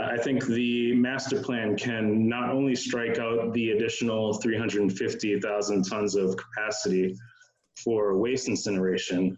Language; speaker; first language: English; native; English